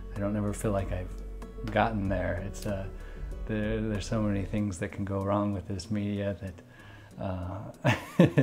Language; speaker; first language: English; native; English